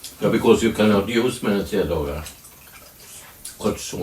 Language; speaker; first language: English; non-native, learner; Swedish